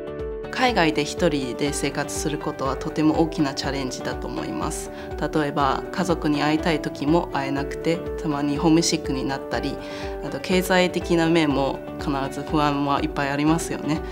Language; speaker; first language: Japanese; non-native, fluent; Chinese